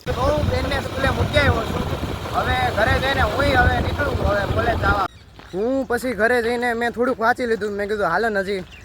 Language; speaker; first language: Gujarati; native; Gujarati